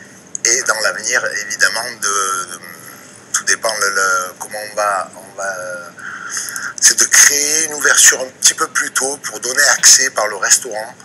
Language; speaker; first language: French; native; French